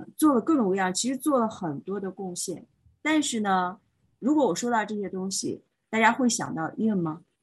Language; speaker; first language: Chinese; native; Chinese